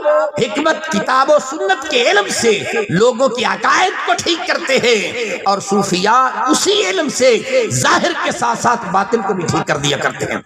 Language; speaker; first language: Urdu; non-native, local second language; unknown